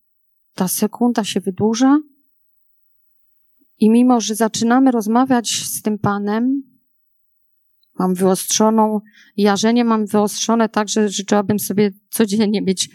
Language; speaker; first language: Polish; native; Polish